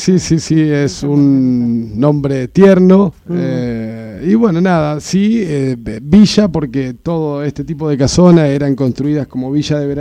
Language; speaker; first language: Spanish; native; Spanish